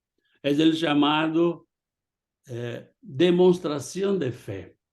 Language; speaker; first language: Spanish; non-native, fluent; Portuguese